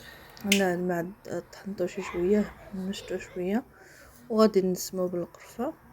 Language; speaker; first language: Arabic; native; Arabic